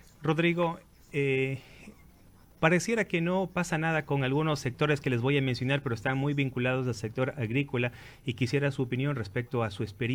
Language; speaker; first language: Spanish; native; Spanish